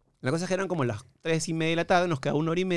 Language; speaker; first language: Spanish; native; Spanish